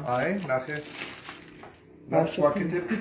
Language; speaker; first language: Georgian; non-native, learner; German